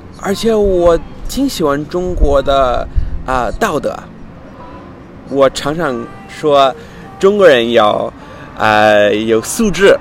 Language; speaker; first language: Chinese; non-native, fluent; English